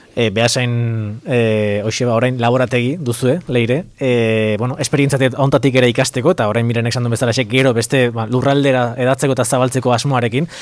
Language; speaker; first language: Basque; native; Basque